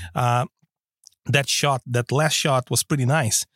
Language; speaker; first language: English; non-native, fluent; Portuguese